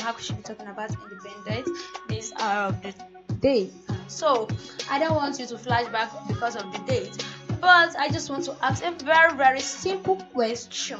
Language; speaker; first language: English; non-native, local second language; Yoruba